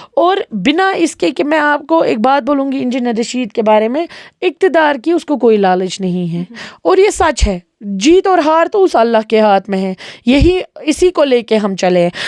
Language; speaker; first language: Urdu; non-native, local second language; Kashmiri